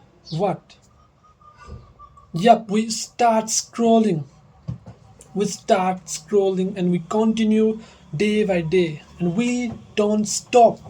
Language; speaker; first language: English; non-native, local second language; Nepali